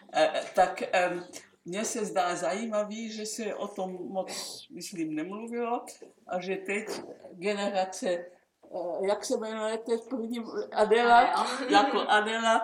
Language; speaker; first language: Czech; non-native, local second language; German